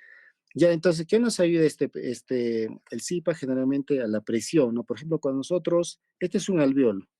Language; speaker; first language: Spanish; native; Spanish